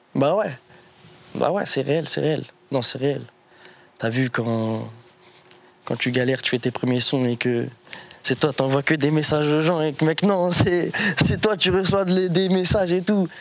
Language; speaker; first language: French; native; French